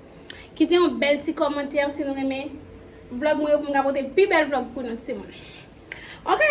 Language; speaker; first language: French; non-native, learner; Haitian Creole